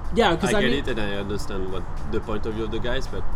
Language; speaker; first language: English; non-native, fluent; French